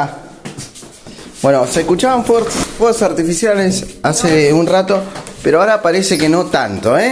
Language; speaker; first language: Spanish; native; Spanish